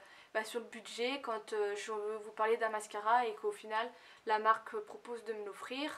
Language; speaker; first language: French; native; French